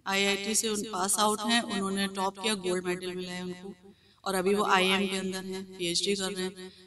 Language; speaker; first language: Hindi; native; Hindi